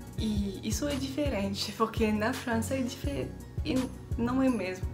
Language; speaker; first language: Portuguese; non-native, learner; French